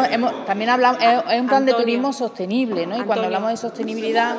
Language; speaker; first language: Spanish; native; Spanish